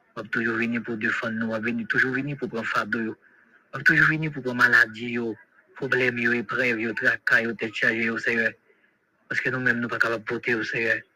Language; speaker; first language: French; non-native, local second language; Haitian Creole